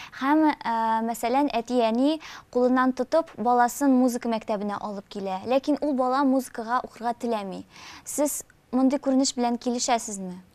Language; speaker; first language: Tatar; native; Tatar